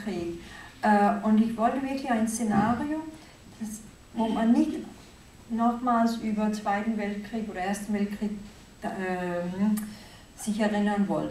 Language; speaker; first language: German; non-native, fluent; Danish